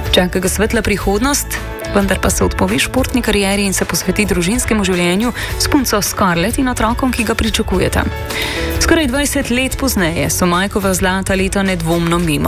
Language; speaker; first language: Slovenian; native; Slovenian